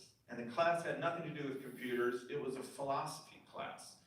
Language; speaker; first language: English; native; English